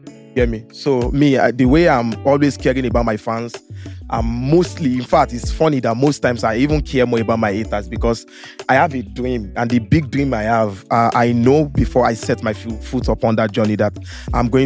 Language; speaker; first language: English; non-native, local second language; Yoruba